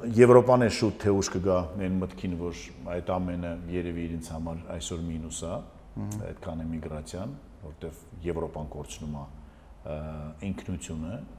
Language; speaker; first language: Armenian; native; Armenian